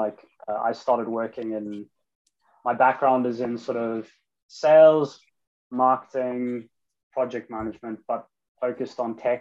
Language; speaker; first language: English; native; English